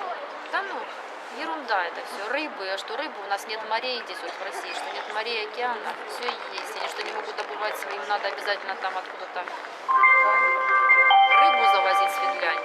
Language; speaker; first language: Russian; native; Russian